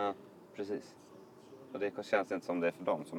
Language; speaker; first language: Swedish; native; Swedish